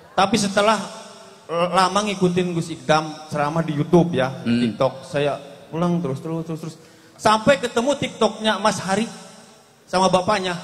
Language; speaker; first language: Indonesian; non-native, local second language; Sundanese